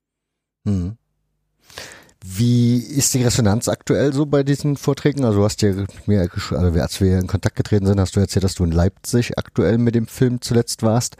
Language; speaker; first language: German; native; German